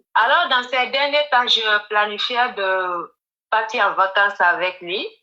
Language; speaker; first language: French; non-native, local second language; Mandingo